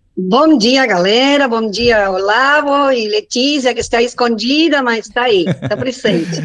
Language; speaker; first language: Portuguese; non-native, learner; Spanish